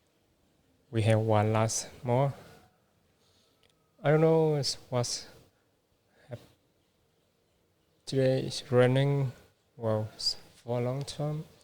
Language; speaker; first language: English; non-native, learner; Vietnamese